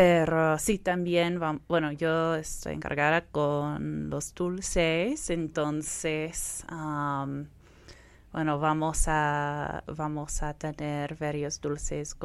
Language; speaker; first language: Spanish; non-native, learner; Persian